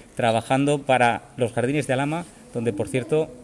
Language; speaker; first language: Spanish; native; Spanish